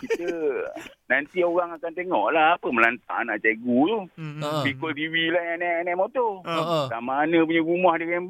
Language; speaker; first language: Malay; native; Malay